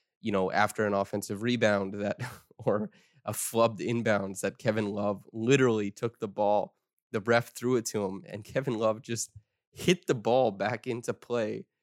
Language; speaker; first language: English; native; English